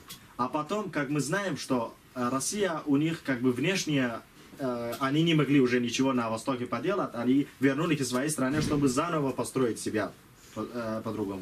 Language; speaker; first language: Russian; non-native, learner; Kurdish